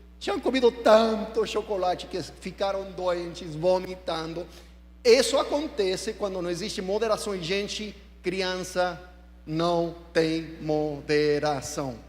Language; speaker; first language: Portuguese; non-native, fluent; English